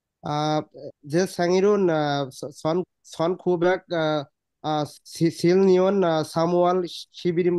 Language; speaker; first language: Korean; non-native, learner; Bangla